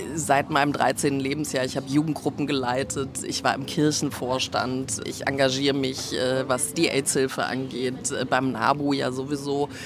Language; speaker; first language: German; native; German